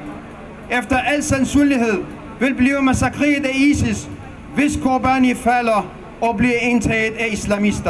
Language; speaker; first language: Danish; non-native, fluent; Kurdish